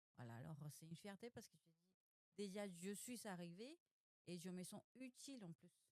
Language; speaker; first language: French; non-native, fluent; Spanish